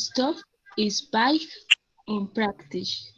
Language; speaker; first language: German; non-native, learner; Spanish